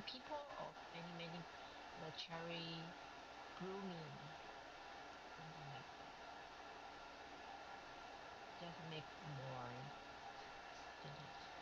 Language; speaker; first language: English; non-native, learner; Chinese